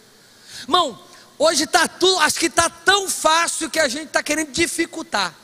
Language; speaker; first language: Portuguese; native; Portuguese